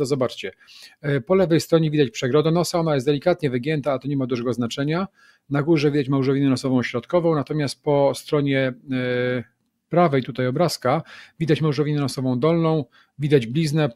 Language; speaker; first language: Polish; native; Polish